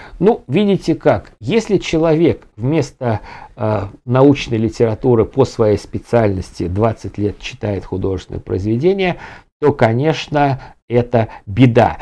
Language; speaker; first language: Russian; native; Russian